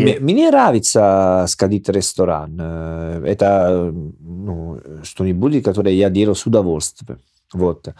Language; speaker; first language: Russian; non-native, learner; Italian